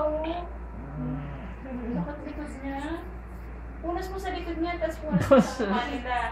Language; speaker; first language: Filipino; non-native, local second language; Cebuano